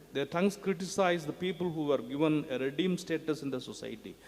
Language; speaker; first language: English; non-native, local second language; Tamil